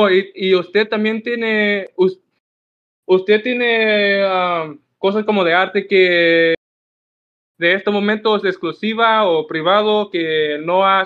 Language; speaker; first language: Spanish; non-native, learner; English